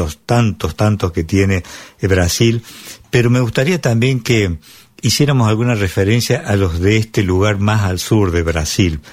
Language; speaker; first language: Spanish; native; Spanish